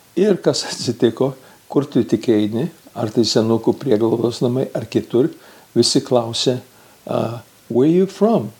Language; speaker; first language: Lithuanian; early bilingual, heritage; Lithuanian